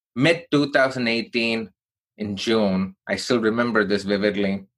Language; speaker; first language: English; non-native, local second language; Tamil